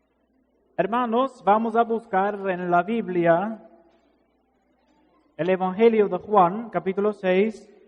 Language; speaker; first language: Spanish; non-native, fluent; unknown